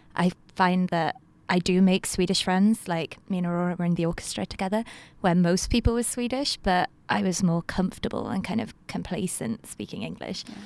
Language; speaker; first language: English; non-native, local second language; Welsh